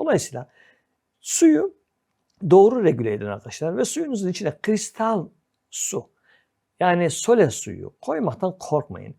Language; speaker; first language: Turkish; native; Turkish